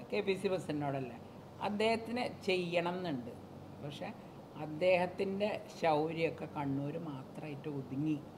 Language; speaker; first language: Malayalam; native; Malayalam